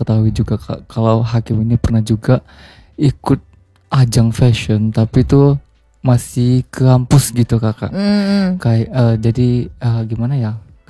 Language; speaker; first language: Indonesian; native; Indonesian